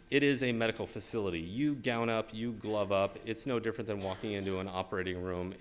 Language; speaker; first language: English; native; English